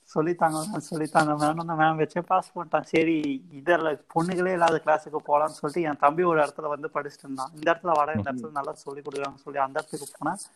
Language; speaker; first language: Tamil; native; Tamil